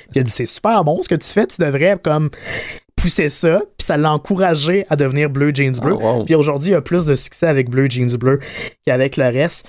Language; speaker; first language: French; native; French